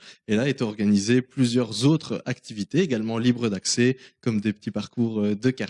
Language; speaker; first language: French; native; French